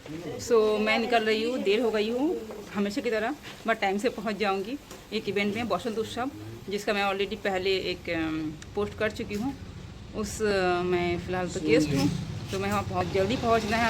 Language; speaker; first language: Hindi; non-native, local second language; Bangla